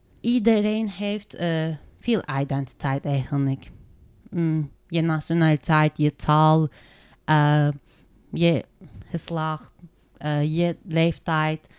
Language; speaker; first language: Dutch; non-native, learner; Turkish